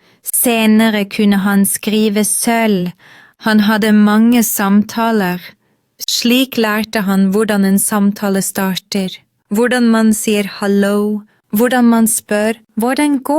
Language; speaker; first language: Norwegian; non-native, fluent; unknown